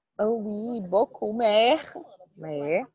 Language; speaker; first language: French; non-native, learner; Portuguese